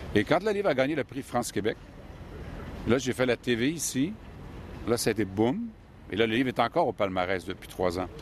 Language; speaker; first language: French; native; French